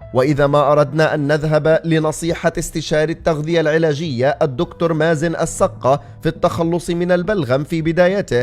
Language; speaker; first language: Arabic; native; Arabic